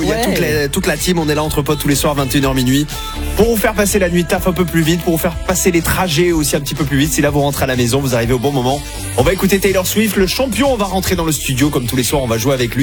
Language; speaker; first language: French; native; French